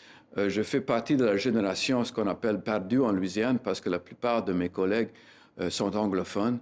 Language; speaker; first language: French; native; French